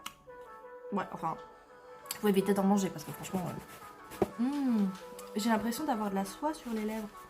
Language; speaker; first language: French; native; French